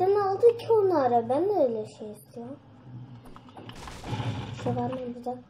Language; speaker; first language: Turkish; early bilingual, heritage; Turkish